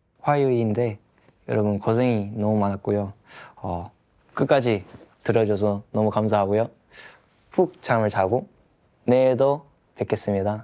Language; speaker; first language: Korean; early bilingual, heritage; English